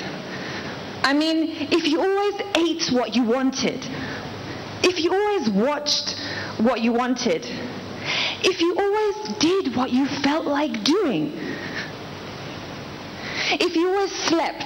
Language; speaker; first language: English; native; English